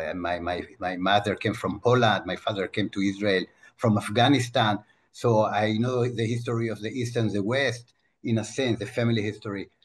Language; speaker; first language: English; non-native, fluent; Hebrew